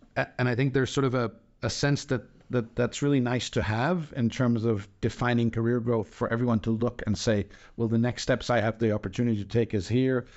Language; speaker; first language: English; non-native, fluent; Danish